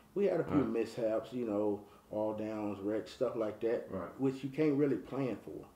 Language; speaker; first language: English; native; English